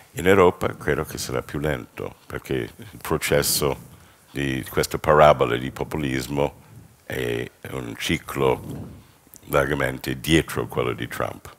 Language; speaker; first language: Italian; non-native, fluent; English